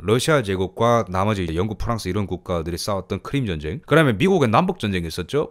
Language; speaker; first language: Korean; native; Korean